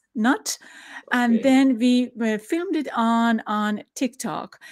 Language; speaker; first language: English; non-native, fluent; Persian